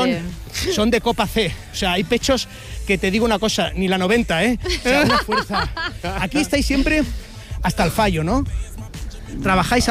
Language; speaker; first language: Spanish; native; Spanish